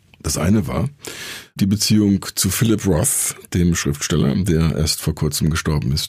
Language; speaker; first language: German; native; German